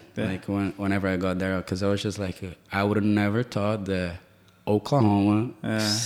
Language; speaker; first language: English; non-native, fluent; Portuguese